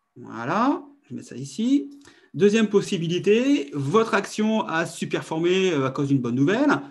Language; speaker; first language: French; native; French